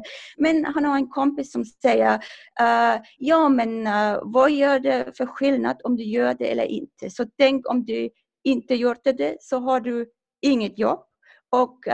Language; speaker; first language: Swedish; non-native, fluent; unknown